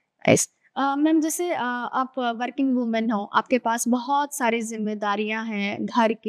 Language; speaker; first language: Hindi; native; Hindi